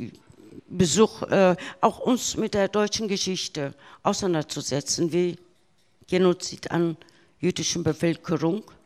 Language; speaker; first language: German; early bilingual, other home language; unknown